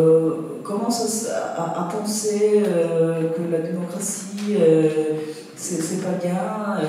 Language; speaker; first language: French; non-native, fluent; Italian